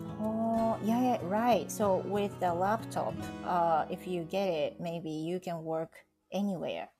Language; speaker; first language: English; non-native, fluent; Japanese